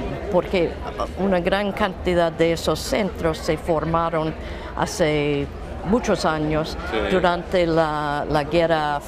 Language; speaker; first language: Spanish; non-native, fluent; English